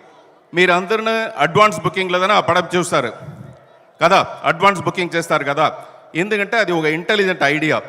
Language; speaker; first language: Telugu; early bilingual, heritage; Telugu